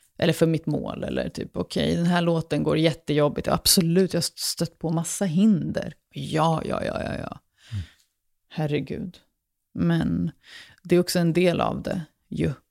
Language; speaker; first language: Swedish; early bilingual, other home language; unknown